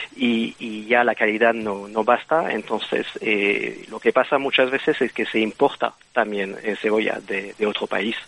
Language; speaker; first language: Spanish; non-native, fluent; French